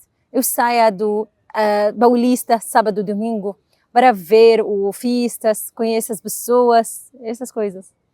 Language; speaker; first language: Portuguese; non-native, learner; Arabic